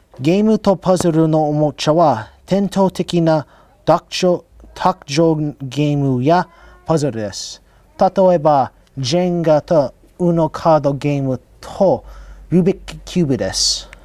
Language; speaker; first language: Japanese; non-native, learner; English